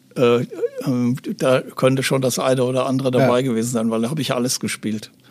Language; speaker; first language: German; native; German